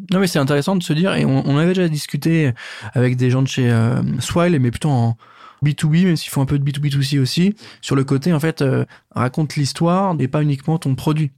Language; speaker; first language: French; native; French